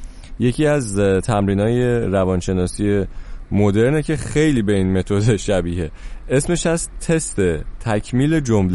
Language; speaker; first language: Persian; native; Persian